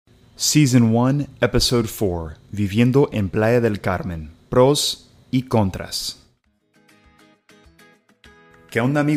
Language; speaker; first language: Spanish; non-native, fluent; English